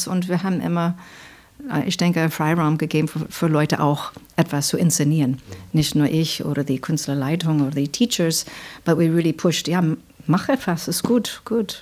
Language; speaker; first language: German; non-native, fluent; English